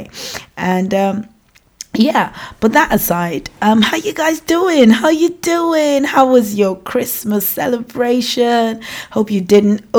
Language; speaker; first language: English; non-native, local second language; Yoruba